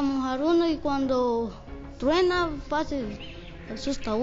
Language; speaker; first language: Spanish; native; Spanish